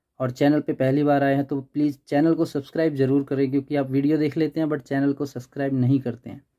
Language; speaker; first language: Hindi; native; Hindi